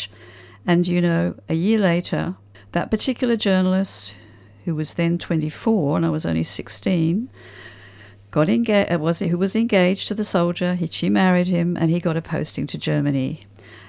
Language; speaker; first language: English; native; English